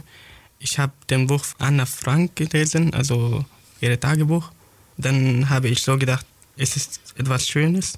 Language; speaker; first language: German; non-native, learner; Arabic